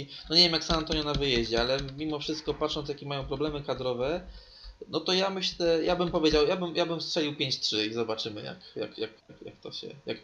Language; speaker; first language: Polish; native; Polish